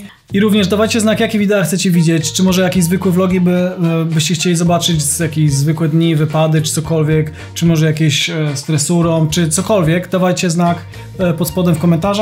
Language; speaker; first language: Polish; native; Polish